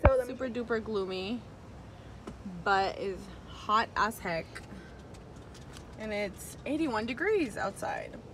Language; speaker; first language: English; early bilingual, other home language; Spanish